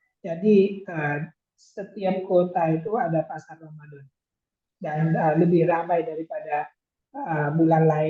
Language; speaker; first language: Indonesian; non-native, fluent; Thai